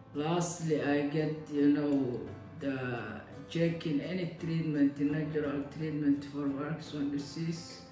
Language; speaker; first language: English; non-native, learner; Somali